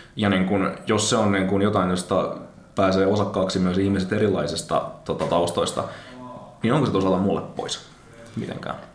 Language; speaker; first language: Finnish; native; Finnish